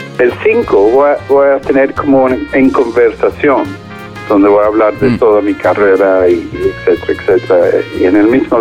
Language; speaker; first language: Spanish; non-native, fluent; English